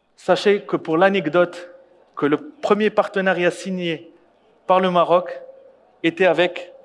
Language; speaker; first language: French; non-native, local second language; Arabic